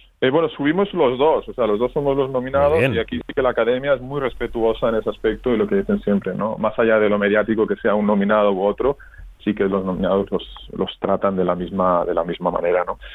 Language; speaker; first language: Spanish; native; Spanish